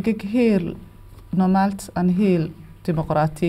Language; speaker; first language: Danish; non-native, learner; Somali